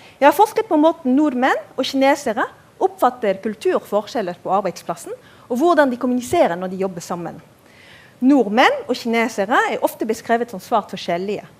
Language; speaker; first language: Norwegian; non-native, fluent; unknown